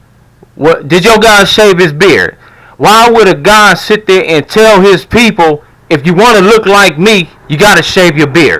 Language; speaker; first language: English; native; English